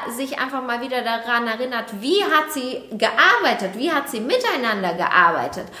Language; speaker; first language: German; native; German